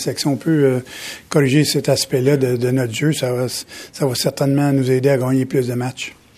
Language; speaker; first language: French; native; French